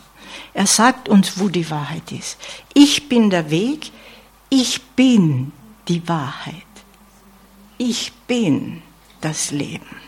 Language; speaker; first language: German; non-native, fluent; English